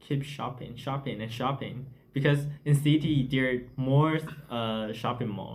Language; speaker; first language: English; non-native, learner; Chinese